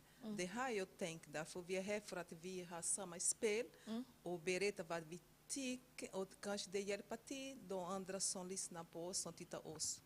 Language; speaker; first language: Swedish; non-native, fluent; Portuguese